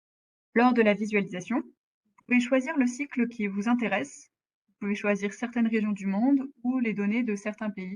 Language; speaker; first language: French; native; French